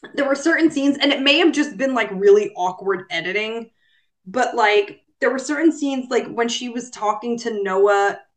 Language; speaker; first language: English; early bilingual, other home language; Italian